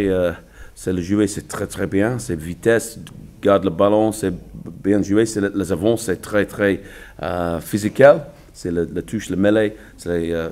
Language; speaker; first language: French; non-native, learner; English